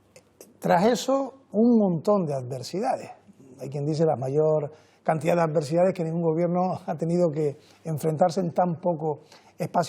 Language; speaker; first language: Spanish; native; Spanish